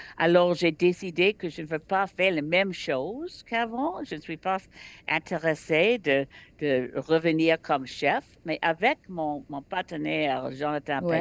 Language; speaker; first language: French; non-native, learner; English